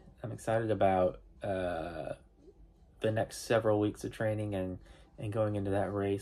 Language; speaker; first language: English; native; English